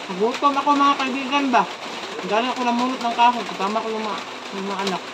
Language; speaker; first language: Filipino; non-native, local second language; Cebuano